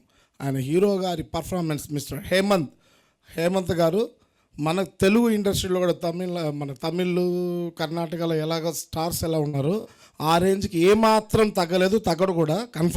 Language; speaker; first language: Telugu; native; Telugu